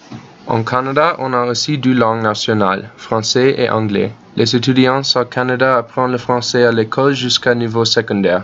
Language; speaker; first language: French; non-native, learner; English